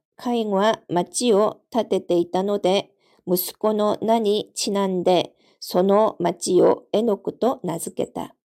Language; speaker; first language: Japanese; non-native, fluent; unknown